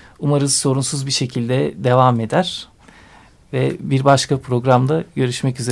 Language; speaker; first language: Turkish; native; Turkish